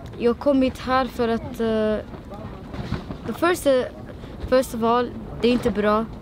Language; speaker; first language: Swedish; early bilingual, other home language; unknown